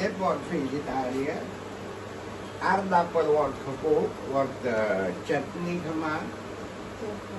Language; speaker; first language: Dutch; non-native, local second language; Caribbean Hindustani